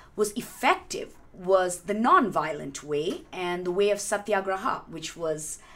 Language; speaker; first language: English; non-native, local second language; Malayalam